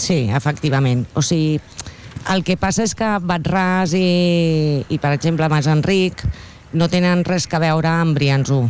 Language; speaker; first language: Catalan; non-native, local second language; Spanish